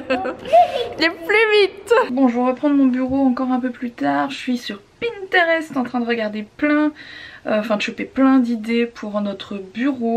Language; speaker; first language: French; native; French